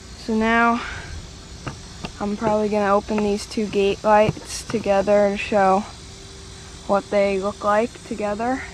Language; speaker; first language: English; native; English